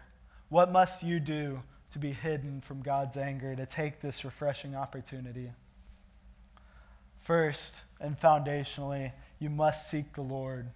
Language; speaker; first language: English; native; English